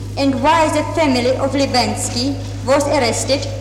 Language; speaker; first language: English; non-native, fluent; Czech